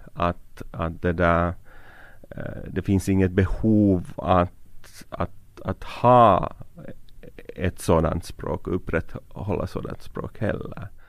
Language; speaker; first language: Swedish; native; Swedish